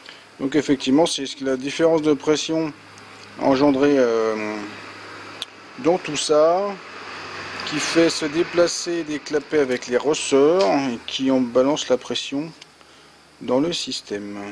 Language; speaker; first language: French; native; French